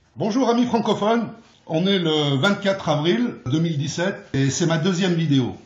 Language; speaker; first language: French; early bilingual, other home language; Arabic